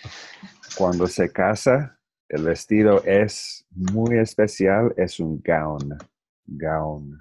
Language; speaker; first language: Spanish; non-native, learner; English